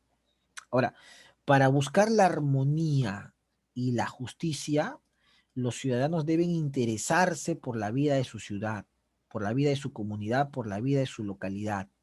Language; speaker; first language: Spanish; native; Spanish